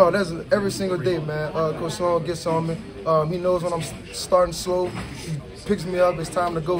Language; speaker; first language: English; native; English